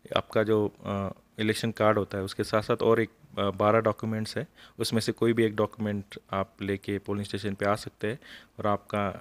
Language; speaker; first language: Hindi; non-native, local second language; Marathi